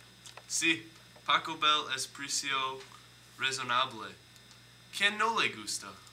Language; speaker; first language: Spanish; non-native, learner; English